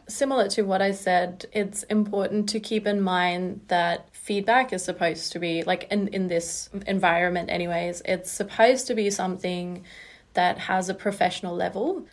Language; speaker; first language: English; non-native, fluent; German